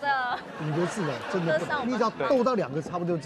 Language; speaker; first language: Chinese; native; Chinese